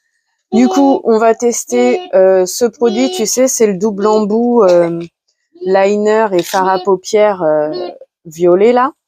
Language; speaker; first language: French; native; French